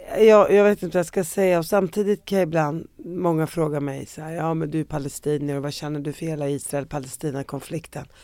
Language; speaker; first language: Swedish; early bilingual, other home language; Arabic